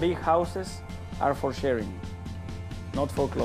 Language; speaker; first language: English; non-native, learner; Spanish